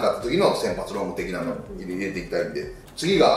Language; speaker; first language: Japanese; native; Japanese